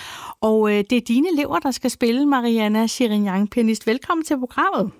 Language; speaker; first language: Danish; native; Danish